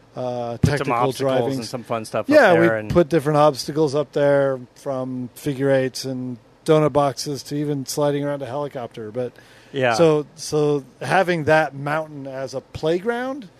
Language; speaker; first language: English; native; English